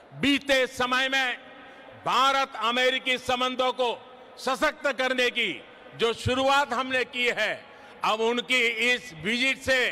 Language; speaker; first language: Hindi; non-native, local second language; Gujarati